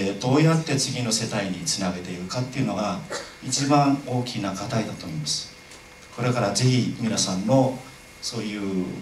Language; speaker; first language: Japanese; non-native, fluent; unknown